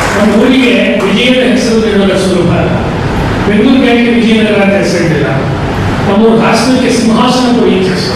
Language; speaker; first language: Kannada; native; Kannada